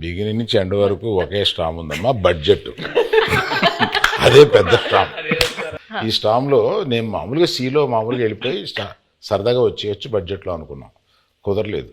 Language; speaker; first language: Telugu; native; Telugu